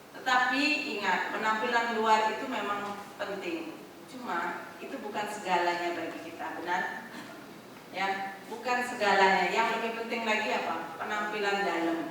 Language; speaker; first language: Indonesian; native; Indonesian